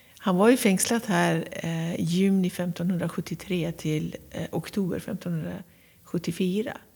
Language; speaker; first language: Swedish; non-native, fluent; Persian